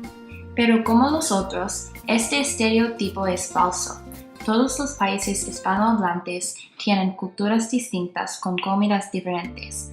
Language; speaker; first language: Spanish; non-native, learner; English